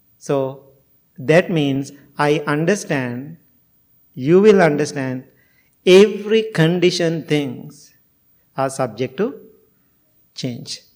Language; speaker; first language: English; non-native, fluent; Sinhala